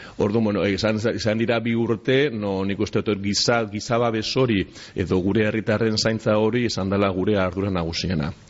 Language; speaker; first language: Basque; non-native, local second language; Spanish